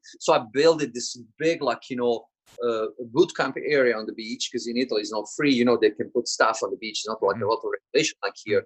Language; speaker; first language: English; non-native, fluent; Italian